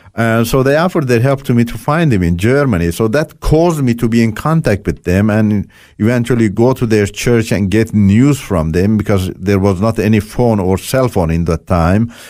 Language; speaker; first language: English; non-native, fluent; Turkish